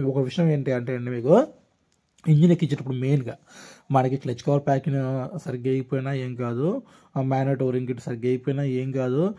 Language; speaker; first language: Telugu; non-native, local second language; Urdu